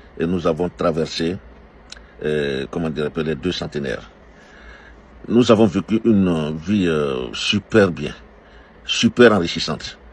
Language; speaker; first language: French; non-native, local second language; Dyula